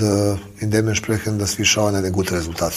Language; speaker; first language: German; non-native, learner; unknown